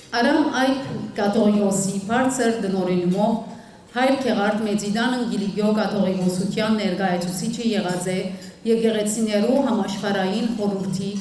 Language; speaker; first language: Armenian; early bilingual, heritage; Armenian